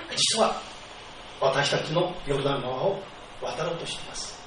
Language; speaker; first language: Japanese; native; Japanese